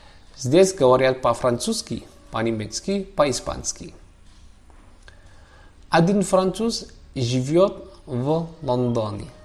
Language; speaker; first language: Russian; non-native, fluent; Javanese